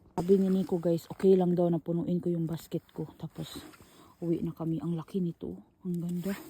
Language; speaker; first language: Filipino; non-native, local second language; Cebuano